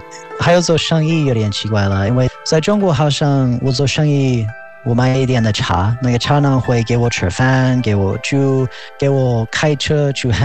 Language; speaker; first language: Chinese; non-native, fluent; English